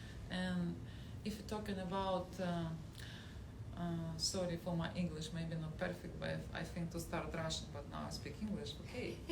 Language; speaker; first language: English; non-native, learner; Russian